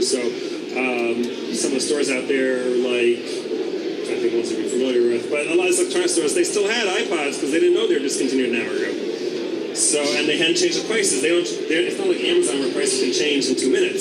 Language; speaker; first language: English; native; English